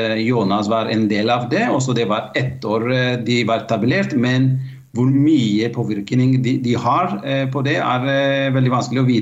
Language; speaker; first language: Norwegian; non-native, fluent; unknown